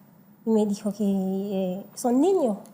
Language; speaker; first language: Spanish; non-native, learner; Haitian Creole